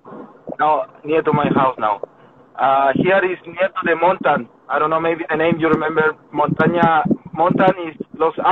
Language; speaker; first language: English; non-native, learner; Spanish